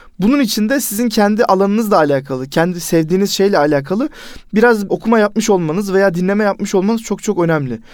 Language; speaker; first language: Turkish; native; Turkish